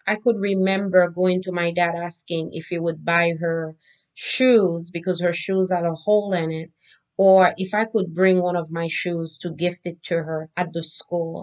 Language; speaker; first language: English; non-native, fluent; Haitian Creole